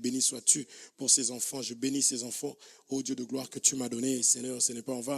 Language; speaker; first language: French; non-native, local second language; Lingala